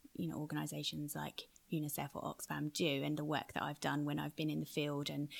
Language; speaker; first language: English; native; English